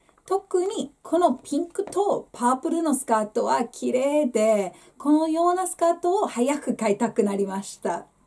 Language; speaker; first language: Japanese; non-native, fluent; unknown